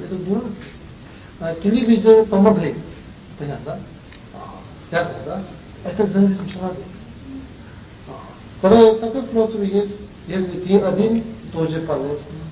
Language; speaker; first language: Russian; non-native, learner; Tibetan